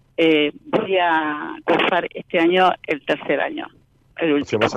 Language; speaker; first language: Spanish; native; Spanish